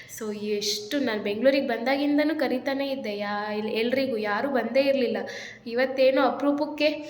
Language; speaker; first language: Kannada; non-native, local second language; Marathi